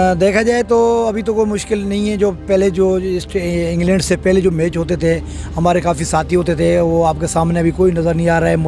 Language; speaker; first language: Urdu; non-native, local second language; Sindhi